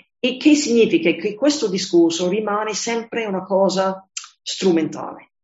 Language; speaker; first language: Italian; non-native, fluent; English